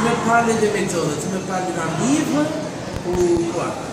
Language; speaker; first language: French; non-native, learner; Spanish